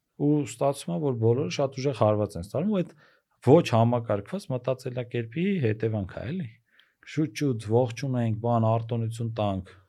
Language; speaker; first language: Armenian; native; Armenian